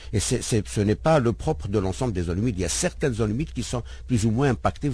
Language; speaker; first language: French; non-native, local second language; Arabic